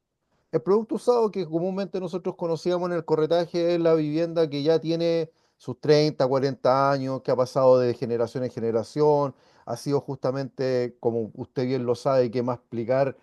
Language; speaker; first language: Spanish; native; Spanish